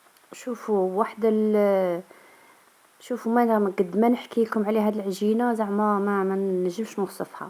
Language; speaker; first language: Arabic; native; Arabic